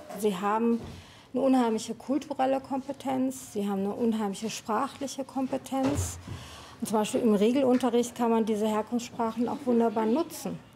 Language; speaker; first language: German; native; German